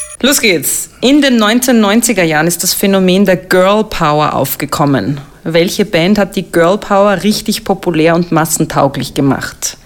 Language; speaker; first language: German; native; German